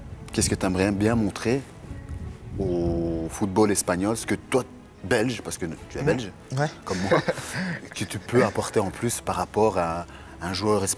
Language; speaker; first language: French; native; French